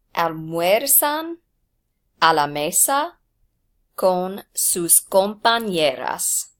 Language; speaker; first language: Spanish; non-native, fluent; English